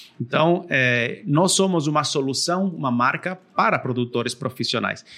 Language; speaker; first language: Portuguese; non-native, fluent; Spanish